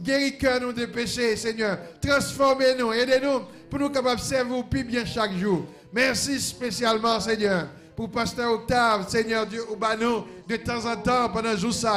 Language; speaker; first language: French; non-native, local second language; Haitian Creole